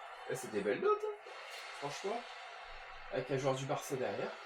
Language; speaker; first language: French; native; French